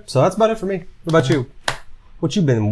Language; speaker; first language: English; native; English